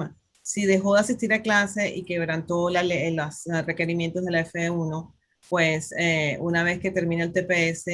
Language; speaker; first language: Spanish; native; Spanish